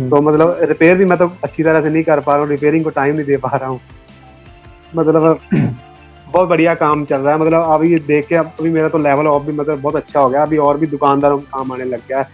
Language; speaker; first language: Hindi; native; Hindi